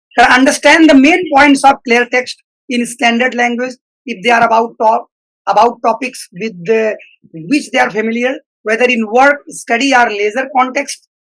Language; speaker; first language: English; non-native, local second language; Hindi